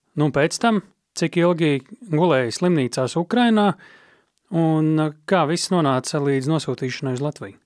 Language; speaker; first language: Latvian; native; Latvian